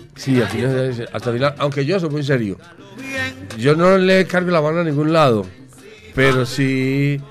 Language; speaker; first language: Spanish; native; Spanish